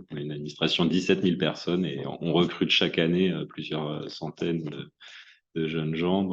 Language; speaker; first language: French; native; French